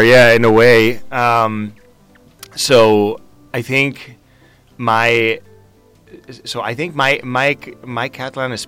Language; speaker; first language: English; non-native, fluent; Spanish